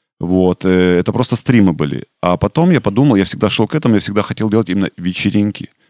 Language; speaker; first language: Russian; native; Russian